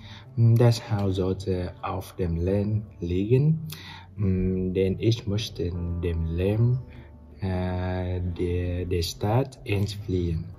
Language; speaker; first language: German; non-native, learner; Vietnamese